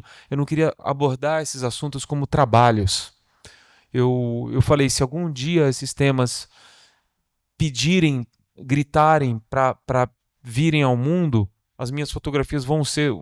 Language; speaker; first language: Portuguese; native; Portuguese